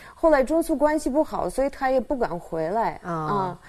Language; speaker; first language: Chinese; non-native, fluent; Russian